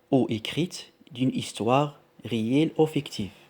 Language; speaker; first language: French; non-native, local second language; Arabic